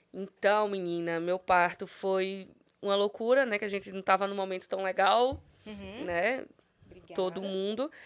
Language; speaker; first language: Portuguese; native; Portuguese